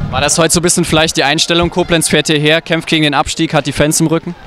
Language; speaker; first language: German; native; German